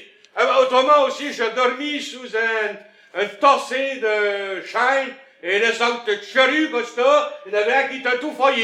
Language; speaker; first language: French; native; French